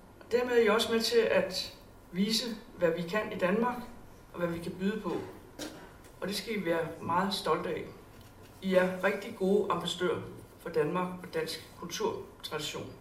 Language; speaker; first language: Danish; native; Danish